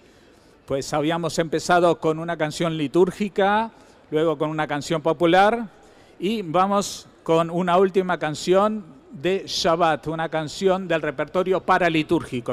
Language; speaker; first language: Spanish; native; Spanish